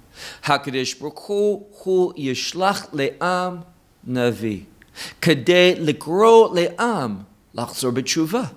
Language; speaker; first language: Hebrew; non-native, fluent; English